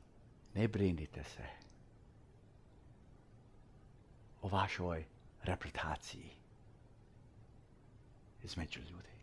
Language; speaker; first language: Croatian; early bilingual, heritage; English